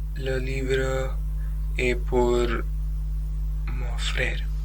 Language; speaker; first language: French; non-native, learner; Gujarati